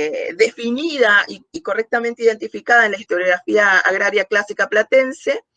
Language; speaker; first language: Spanish; native; Spanish